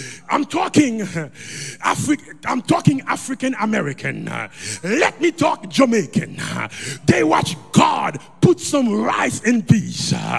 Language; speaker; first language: English; non-native, fluent; Haitian Creole